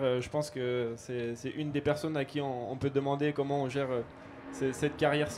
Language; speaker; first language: French; native; French